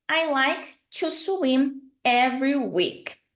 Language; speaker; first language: English; non-native, fluent; Portuguese